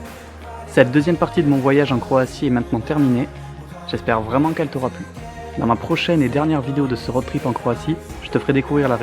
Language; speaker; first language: French; native; French